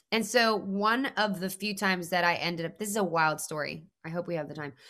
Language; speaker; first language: English; non-native, fluent; Spanish